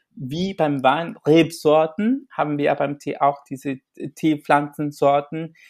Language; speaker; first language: German; non-native, fluent; Spanish